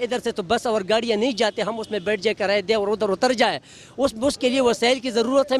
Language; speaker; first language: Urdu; non-native, local second language; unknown